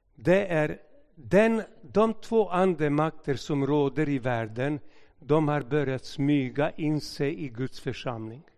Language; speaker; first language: Swedish; non-native, fluent; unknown